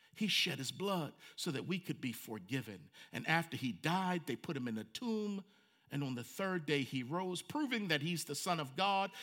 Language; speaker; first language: English; native; English